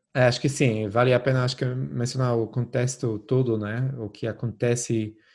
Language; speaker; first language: Portuguese; non-native, fluent; Polish